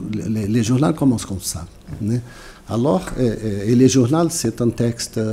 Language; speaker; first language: French; non-native, fluent; Portuguese